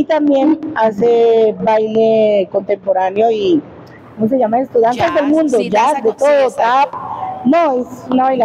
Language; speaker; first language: Spanish; native; Spanish